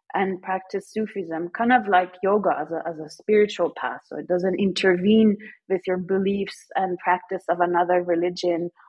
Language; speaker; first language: English; early bilingual, other home language; Persian